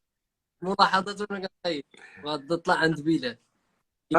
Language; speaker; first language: Arabic; native; Arabic